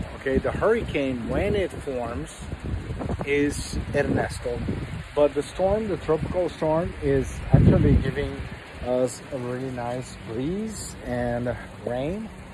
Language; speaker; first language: English; non-native, fluent; Portuguese